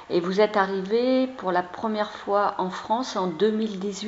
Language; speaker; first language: French; native; French